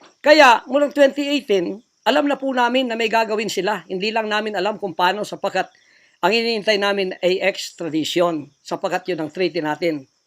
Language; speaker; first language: Filipino; non-native, local second language; Cebuano